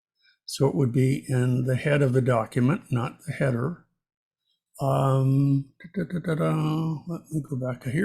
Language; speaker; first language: English; native; English